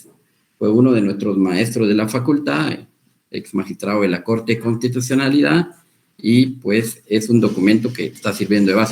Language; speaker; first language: Spanish; native; Spanish